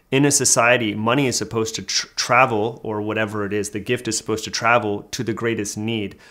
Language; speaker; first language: English; native; English